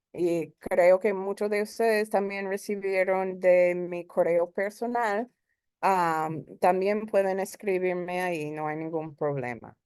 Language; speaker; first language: Spanish; early bilingual, heritage; Spanish